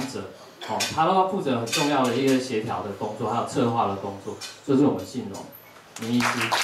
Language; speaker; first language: Chinese; native; Chinese